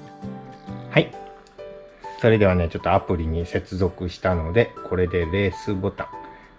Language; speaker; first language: Japanese; native; Japanese